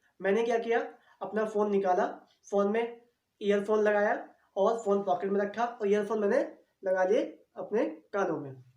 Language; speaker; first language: Hindi; native; Hindi